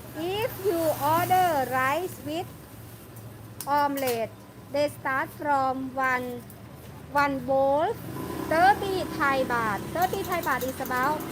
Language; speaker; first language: English; non-native, learner; Thai